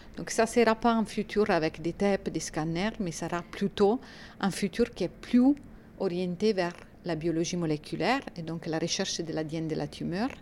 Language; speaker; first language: French; non-native, fluent; Italian